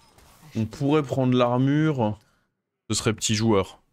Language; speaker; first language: French; native; French